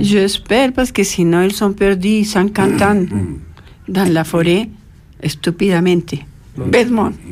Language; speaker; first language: French; non-native, fluent; Spanish